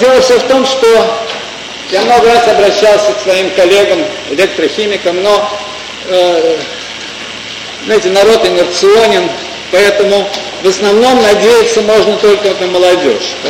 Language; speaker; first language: Russian; native; Russian